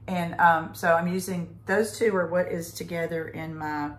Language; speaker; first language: English; native; English